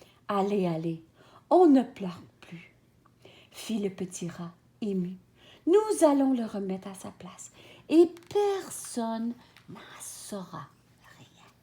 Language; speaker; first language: French; native; French